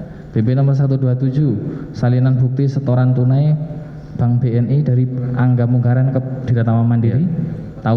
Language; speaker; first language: Indonesian; native; Indonesian